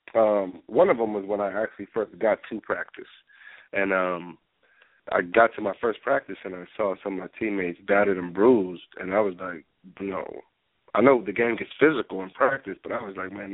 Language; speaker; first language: English; non-native, local second language; Yoruba